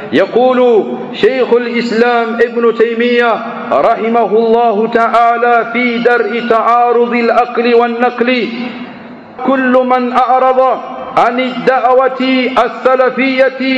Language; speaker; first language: Arabic; non-native, fluent; Swahili